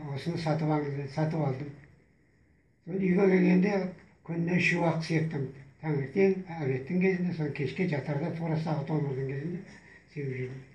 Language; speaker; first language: Kazakh; native; Kazakh